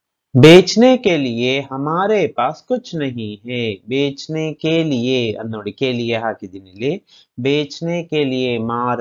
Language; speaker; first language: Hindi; non-native, local second language; Kannada